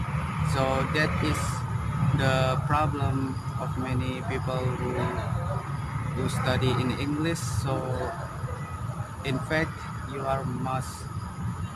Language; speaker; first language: English; non-native, learner; Indonesian